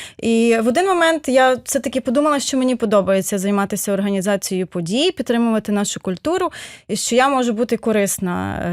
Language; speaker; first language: Ukrainian; native; Ukrainian